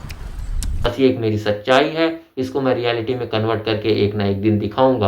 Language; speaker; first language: Hindi; native; Hindi